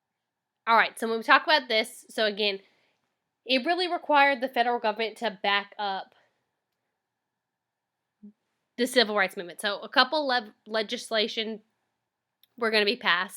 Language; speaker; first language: English; native; English